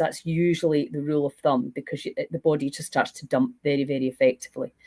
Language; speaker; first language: English; native; English